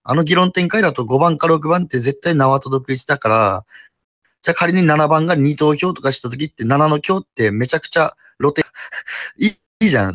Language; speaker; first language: Japanese; native; Japanese